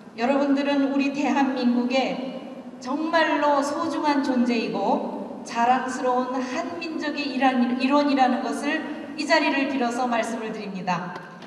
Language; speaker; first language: Korean; native; Korean